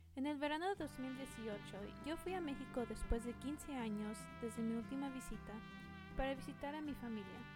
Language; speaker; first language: Spanish; early bilingual, heritage; Spanish